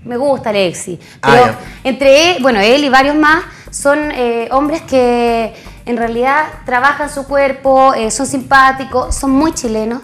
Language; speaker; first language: Spanish; native; Spanish